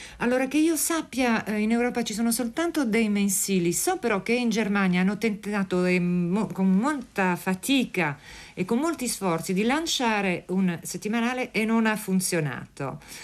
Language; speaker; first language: Italian; native; Italian